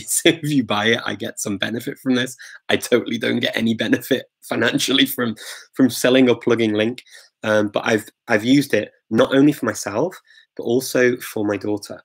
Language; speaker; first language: English; native; English